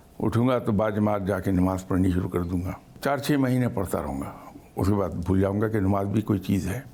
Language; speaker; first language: Urdu; native; Urdu